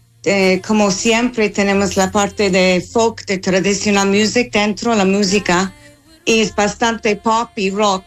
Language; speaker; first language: Spanish; non-native, fluent; English